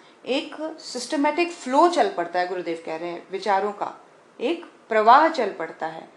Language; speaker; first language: Hindi; native; Hindi